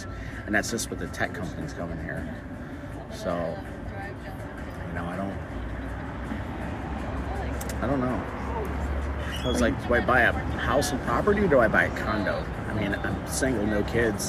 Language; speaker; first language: English; native; English